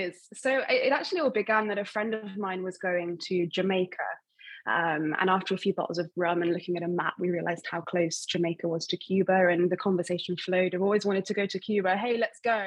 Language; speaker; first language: English; native; English